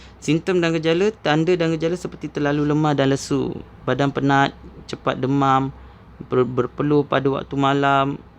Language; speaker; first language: Malay; native; Malay